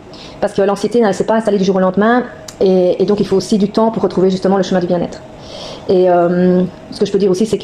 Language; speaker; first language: French; native; French